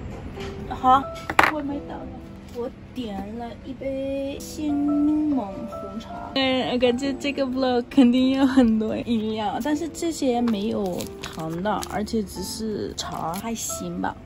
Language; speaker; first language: Chinese; non-native, fluent; Spanish